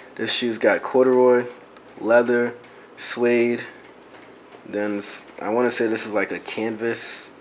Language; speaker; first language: English; native; English